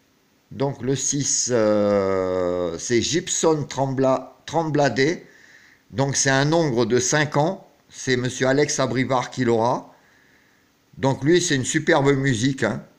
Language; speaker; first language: French; native; French